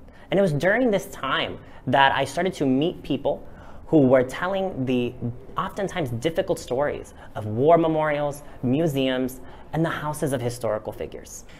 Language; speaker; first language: English; early bilingual, other home language; Spanish